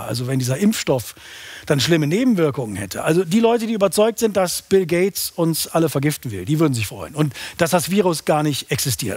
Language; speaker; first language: German; native; German